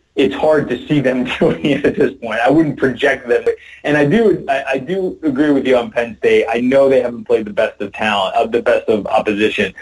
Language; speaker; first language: English; native; English